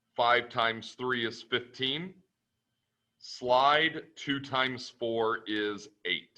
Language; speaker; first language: English; native; English